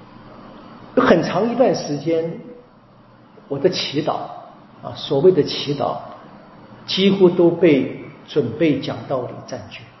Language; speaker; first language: Chinese; native; Chinese